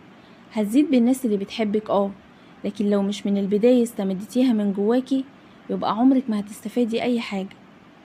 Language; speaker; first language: Arabic; native; Arabic